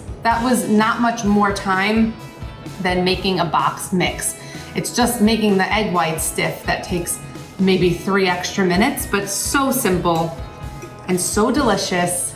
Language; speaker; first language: English; native; English